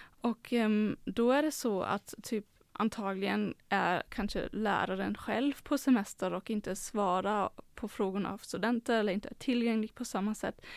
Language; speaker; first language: Swedish; non-native, fluent; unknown